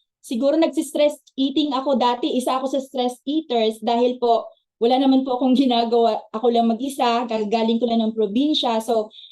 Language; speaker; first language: Filipino; native; Filipino